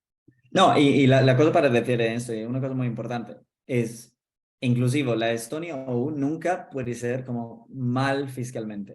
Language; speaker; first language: Spanish; non-native, fluent; English